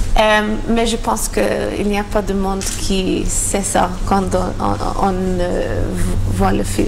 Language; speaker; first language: French; non-native, learner; Maltese